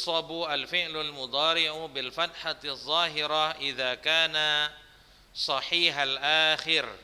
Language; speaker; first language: Arabic; non-native, fluent; Indonesian